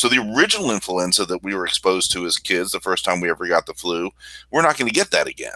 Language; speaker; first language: English; native; English